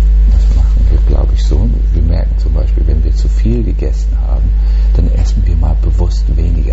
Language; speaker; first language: German; native; German